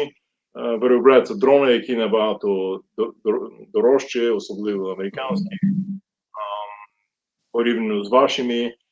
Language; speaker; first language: Ukrainian; non-native, fluent; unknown